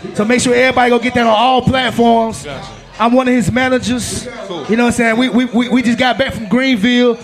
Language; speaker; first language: English; native; English